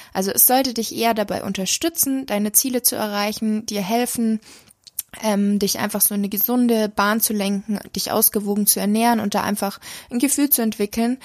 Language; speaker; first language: German; native; German